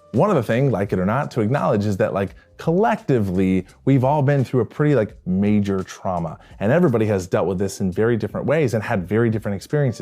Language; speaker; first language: English; native; English